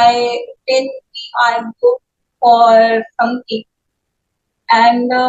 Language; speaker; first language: English; non-native, learner; Hindi